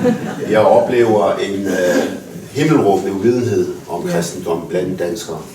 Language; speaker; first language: Danish; early bilingual, other home language; Arabic